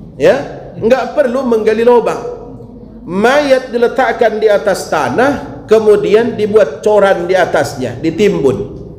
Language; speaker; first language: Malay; native; Malay